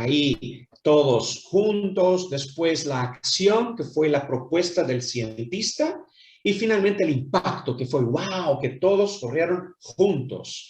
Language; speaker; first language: Spanish; non-native, fluent; Portuguese